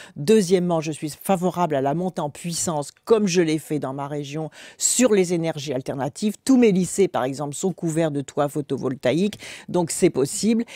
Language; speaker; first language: French; native; French